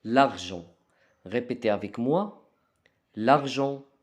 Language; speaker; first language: French; non-native, local second language; Arabic